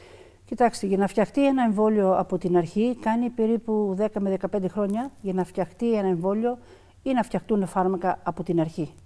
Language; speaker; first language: Greek; early bilingual, other home language; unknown